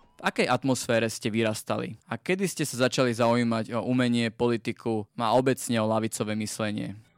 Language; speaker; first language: Slovak; native; Slovak